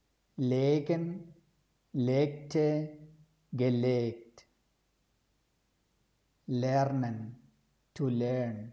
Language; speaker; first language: German; non-native, fluent; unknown